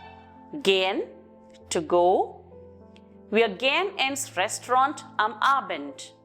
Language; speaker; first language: German; non-native, fluent; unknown